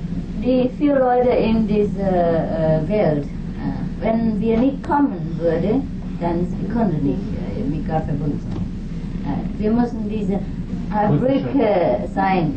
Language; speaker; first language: German; non-native, learner; Vietnamese